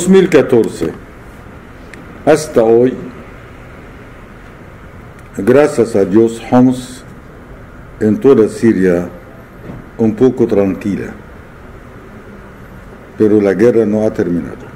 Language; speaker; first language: Spanish; non-native, fluent; Arabic